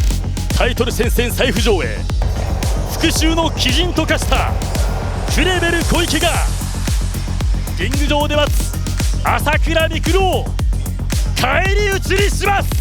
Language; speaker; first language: Japanese; native; Japanese